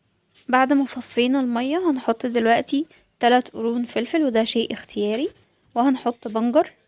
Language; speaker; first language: Arabic; native; Arabic